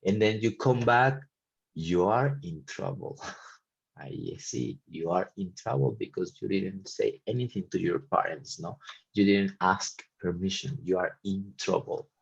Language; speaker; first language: English; non-native, fluent; Spanish